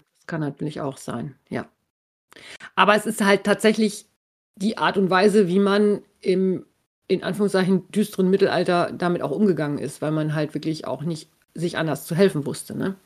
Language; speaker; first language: German; native; German